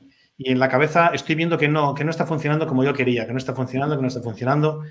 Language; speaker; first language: Spanish; native; Spanish